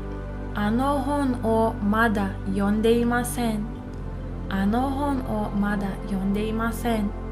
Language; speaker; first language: Japanese; non-native, fluent; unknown